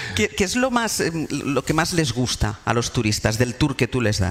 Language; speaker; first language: Spanish; native; Spanish